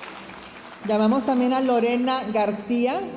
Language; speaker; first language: Spanish; native; Spanish